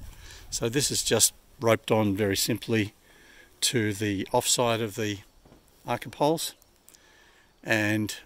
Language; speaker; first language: English; native; English